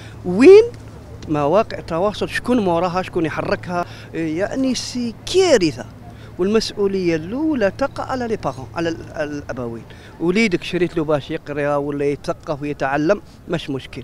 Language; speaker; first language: Arabic; native; Arabic